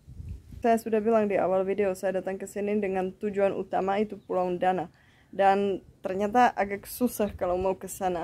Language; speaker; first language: Indonesian; non-native, fluent; Czech